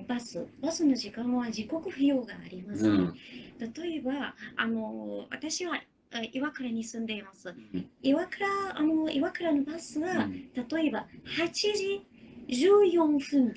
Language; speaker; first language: Japanese; non-native, learner; Arabic